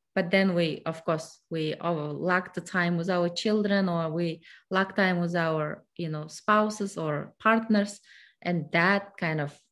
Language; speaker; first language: English; non-native, fluent; Kazakh